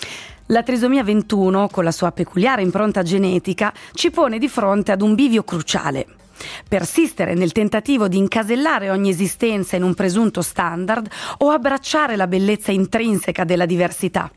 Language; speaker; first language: Italian; native; Italian